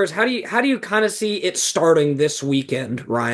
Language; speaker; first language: English; native; English